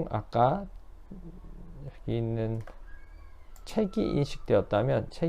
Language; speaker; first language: Korean; native; Korean